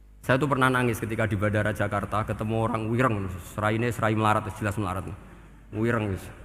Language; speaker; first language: Indonesian; non-native, local second language; Javanese